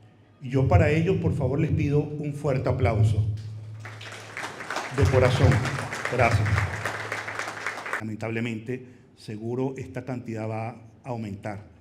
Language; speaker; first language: Spanish; native; Spanish